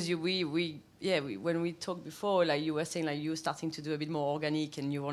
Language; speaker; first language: English; non-native, fluent; French